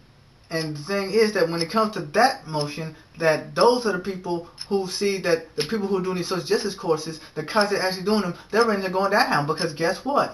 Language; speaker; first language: English; native; English